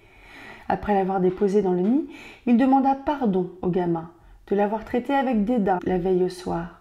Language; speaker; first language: French; native; French